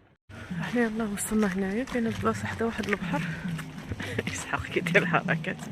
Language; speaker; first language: Arabic; native; Arabic